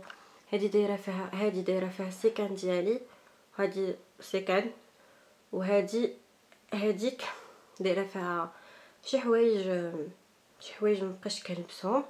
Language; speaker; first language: Arabic; early bilingual, heritage; Arabic